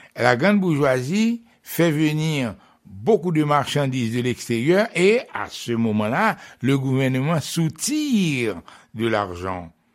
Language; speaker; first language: French; non-native, local second language; Haitian Creole